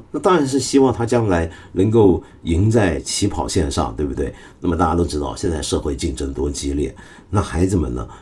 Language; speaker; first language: Chinese; early bilingual, other home language; Cantonese